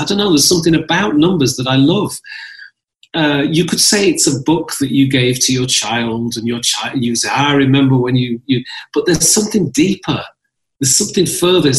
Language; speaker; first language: English; native; English